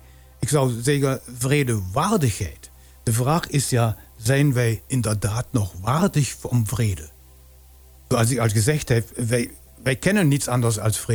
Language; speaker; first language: Dutch; non-native, fluent; German